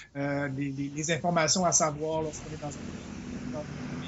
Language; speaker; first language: French; native; French